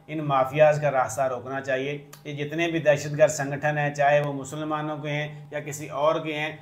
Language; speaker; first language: Urdu; non-native, local second language; Punjabi